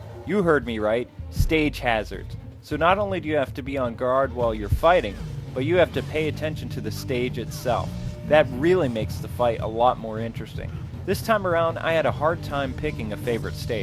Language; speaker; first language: English; native; English